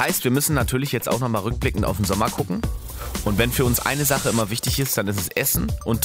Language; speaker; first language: German; native; German